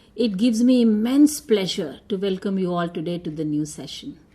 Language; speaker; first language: English; non-native, local second language; Hindi